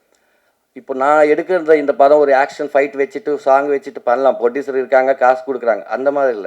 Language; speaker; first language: Tamil; non-native, learner; Telugu